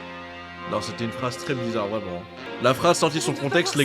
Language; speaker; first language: French; native; French